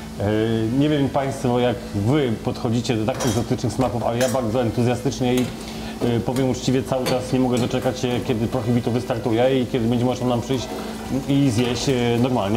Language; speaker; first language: Polish; native; Polish